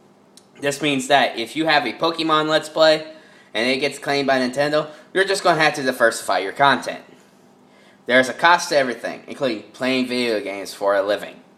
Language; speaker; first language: English; native; English